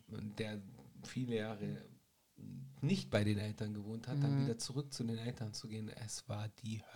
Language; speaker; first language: German; native; German